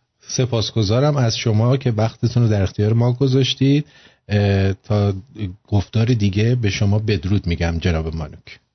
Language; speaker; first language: Persian; native; Persian